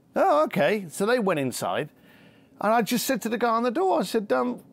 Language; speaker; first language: English; native; English